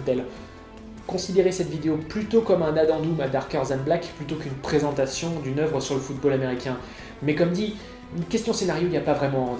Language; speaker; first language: French; native; French